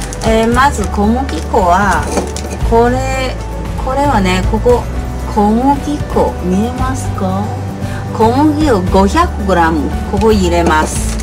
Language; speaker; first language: Japanese; non-native, learner; Chinese